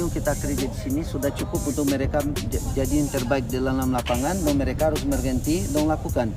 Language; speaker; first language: Indonesian; non-native, learner; Portuguese